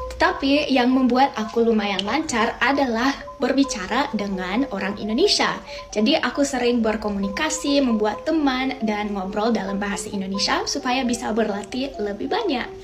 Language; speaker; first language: Indonesian; non-native, fluent; English